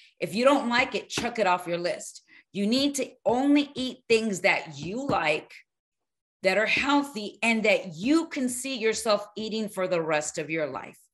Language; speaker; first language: English; early bilingual, other home language; Spanish